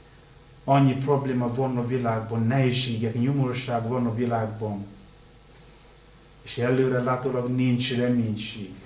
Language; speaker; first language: Hungarian; non-native, learner; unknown